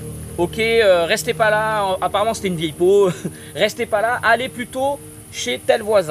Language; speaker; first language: French; native; French